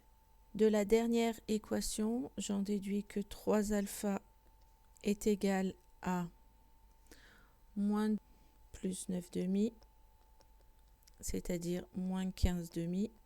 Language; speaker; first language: French; native; French